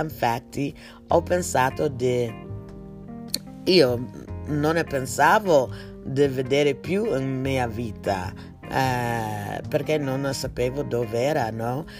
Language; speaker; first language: Italian; non-native, learner; English